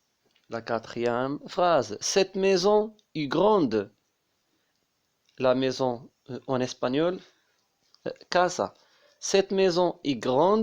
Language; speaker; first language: French; non-native, local second language; Arabic